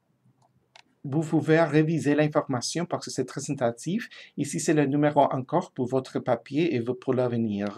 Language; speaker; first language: French; non-native, fluent; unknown